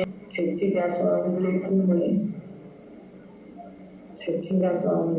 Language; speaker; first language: Haitian Creole; non-native, fluent; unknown